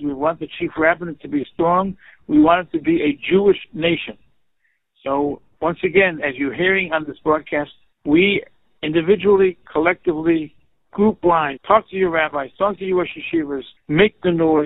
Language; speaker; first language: English; native; English